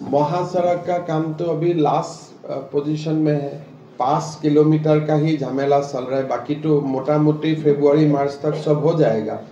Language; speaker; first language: Hindi; non-native, local second language; Assamese